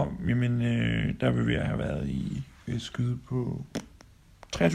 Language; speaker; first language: Danish; native; Danish